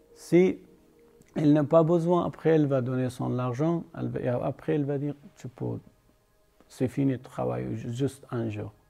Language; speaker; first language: French; non-native, learner; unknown